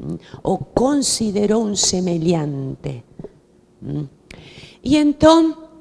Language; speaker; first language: Portuguese; non-native, fluent; Spanish